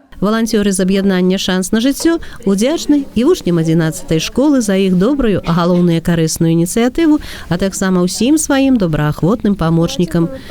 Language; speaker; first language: Belarusian; native; Belarusian